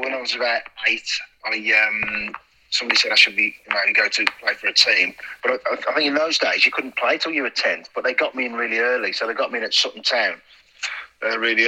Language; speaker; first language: English; native; English